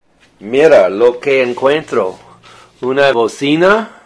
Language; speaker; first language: Spanish; non-native, learner; English